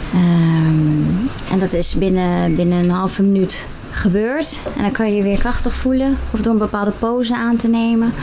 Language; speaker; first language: Dutch; native; Dutch